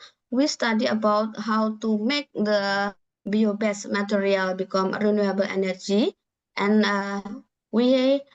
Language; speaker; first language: English; non-native, learner; Indonesian